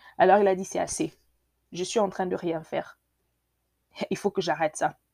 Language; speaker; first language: French; non-native, local second language; Lingala